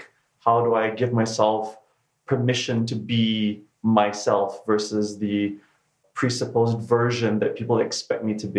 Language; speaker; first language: English; native; English